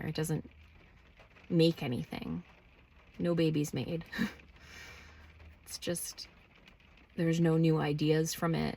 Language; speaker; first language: English; native; English